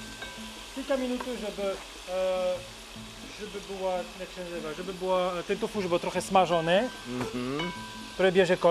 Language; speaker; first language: Polish; non-native, learner; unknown